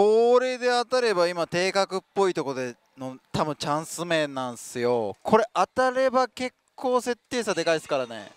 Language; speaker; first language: Japanese; native; Japanese